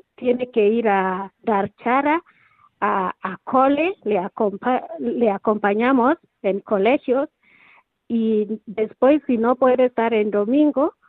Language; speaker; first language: Spanish; non-native, learner; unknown